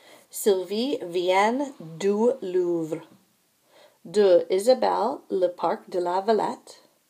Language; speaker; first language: French; non-native, fluent; English